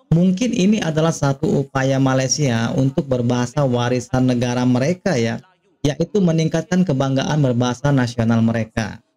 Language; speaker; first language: Indonesian; native; Indonesian